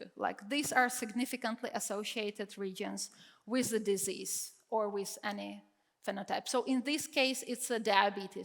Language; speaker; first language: English; non-native, fluent; Czech